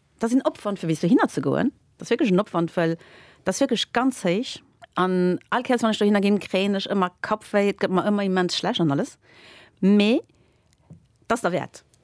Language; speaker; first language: Luxembourgish; early bilingual, other home language; Spanish